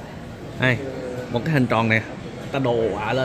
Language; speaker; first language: Vietnamese; native; Vietnamese